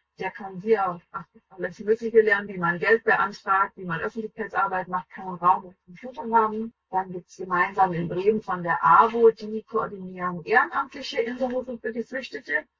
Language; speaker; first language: German; native; German